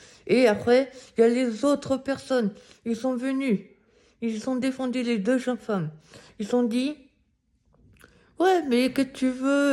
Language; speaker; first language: French; non-native, fluent; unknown